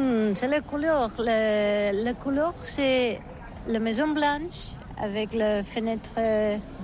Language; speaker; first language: French; non-native, learner; Catalan